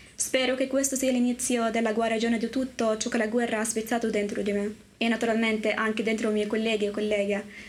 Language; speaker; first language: Italian; non-native, learner; Arabic